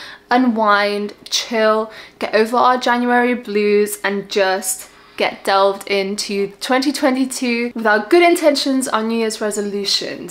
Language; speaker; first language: English; native; English